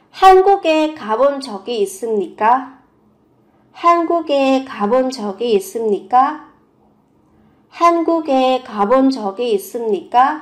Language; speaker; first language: Korean; non-native, fluent; Vietnamese